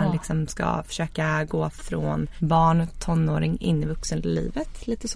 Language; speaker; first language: Swedish; native; Swedish